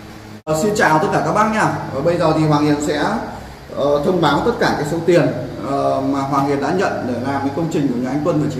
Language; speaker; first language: Vietnamese; native; Vietnamese